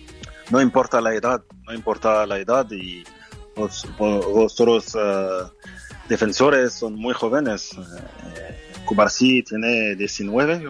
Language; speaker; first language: Spanish; non-native, fluent; French